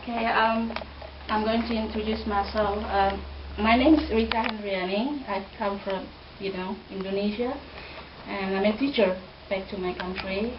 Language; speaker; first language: English; non-native, fluent; Indonesian